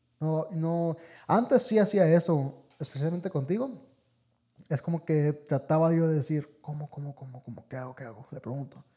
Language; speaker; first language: Spanish; early bilingual, heritage; Spanish